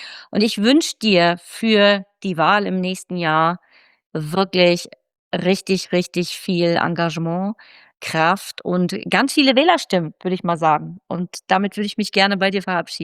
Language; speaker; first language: German; native; German